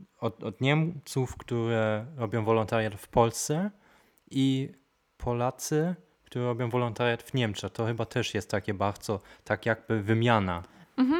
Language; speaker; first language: Polish; non-native, fluent; German